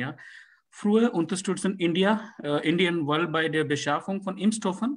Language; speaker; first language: German; non-native, learner; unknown